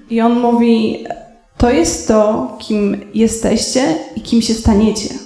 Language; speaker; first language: Polish; native; Polish